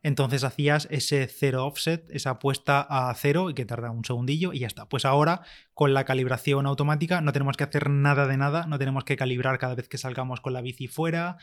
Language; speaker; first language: Spanish; native; Spanish